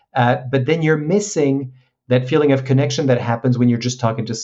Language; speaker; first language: English; non-native, fluent; French